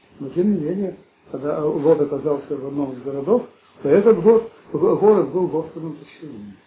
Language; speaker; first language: Russian; early bilingual, heritage; Russian